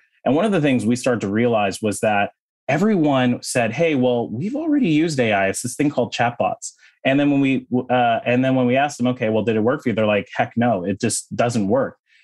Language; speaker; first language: English; native; English